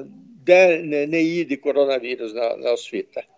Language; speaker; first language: Ukrainian; early bilingual, heritage; Ukrainian